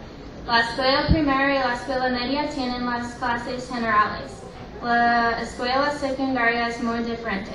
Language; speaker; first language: Spanish; non-native, learner; English